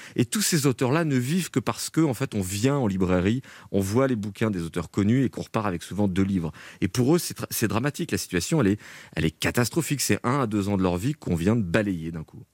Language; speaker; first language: French; native; French